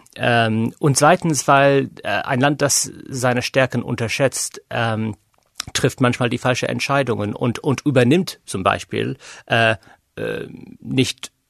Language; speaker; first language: German; non-native, fluent; English